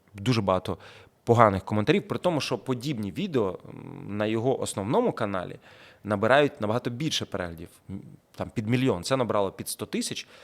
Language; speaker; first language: Ukrainian; non-native, local second language; Russian